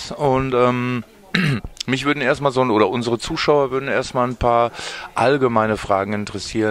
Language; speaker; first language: German; native; German